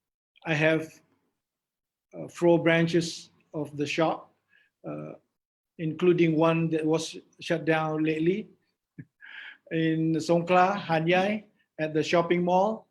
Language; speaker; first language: English; non-native, learner; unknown